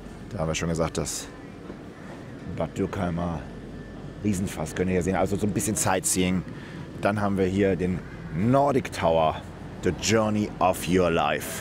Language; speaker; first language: German; native; German